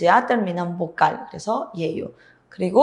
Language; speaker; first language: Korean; non-native, fluent; Spanish